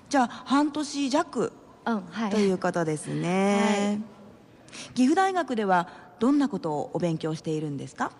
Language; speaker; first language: Japanese; native; Japanese